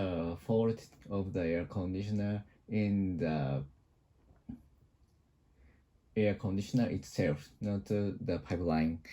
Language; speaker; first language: English; non-native, learner; Japanese